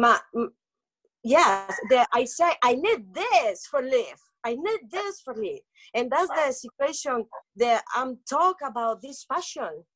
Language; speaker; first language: English; non-native, learner; Spanish